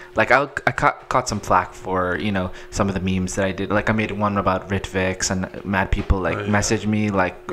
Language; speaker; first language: English; native; English